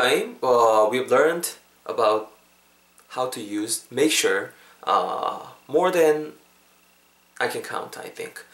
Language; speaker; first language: English; non-native, fluent; Korean